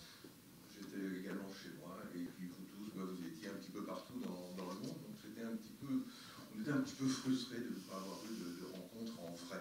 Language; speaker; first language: French; native; French